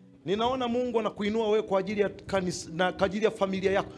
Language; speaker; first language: Swahili; native; Swahili